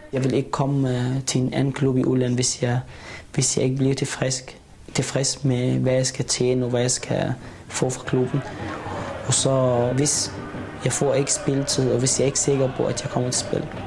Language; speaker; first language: Danish; non-native, fluent; Arabic